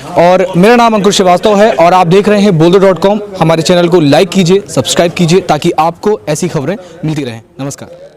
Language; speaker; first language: Hindi; native; Hindi